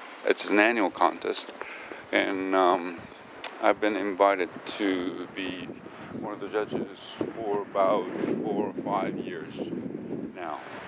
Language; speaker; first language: English; non-native, fluent; Japanese